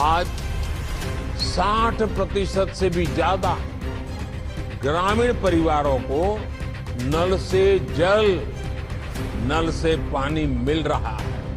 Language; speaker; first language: Hindi; non-native, local second language; Gujarati